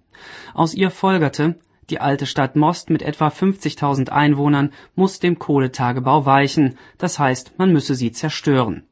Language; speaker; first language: German; native; German